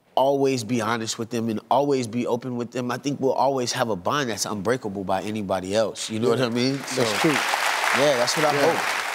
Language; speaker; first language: English; native; English